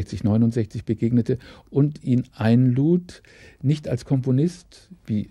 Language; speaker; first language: German; native; German